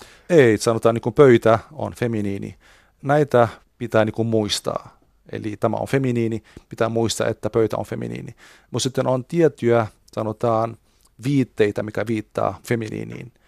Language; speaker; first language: Finnish; non-native, fluent; Arabic